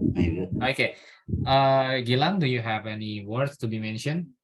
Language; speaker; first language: English; non-native, learner; Indonesian